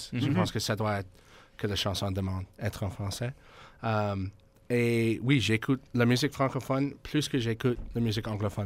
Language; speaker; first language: French; non-native, learner; English